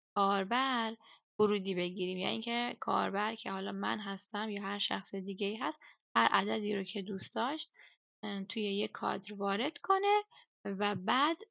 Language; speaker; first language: Persian; native; Persian